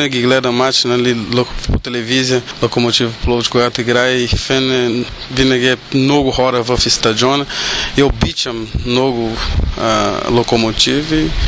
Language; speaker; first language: Bulgarian; non-native, learner; Portuguese